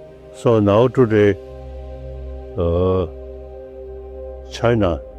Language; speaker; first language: English; non-native, learner; Tibetan